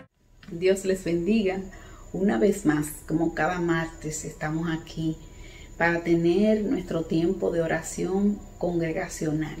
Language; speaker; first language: Spanish; native; Spanish